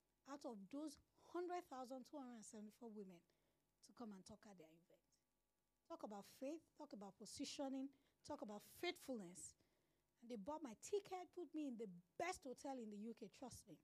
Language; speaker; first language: English; non-native, local second language; Yoruba